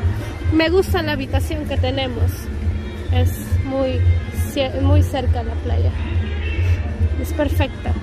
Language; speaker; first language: Spanish; non-native, learner; English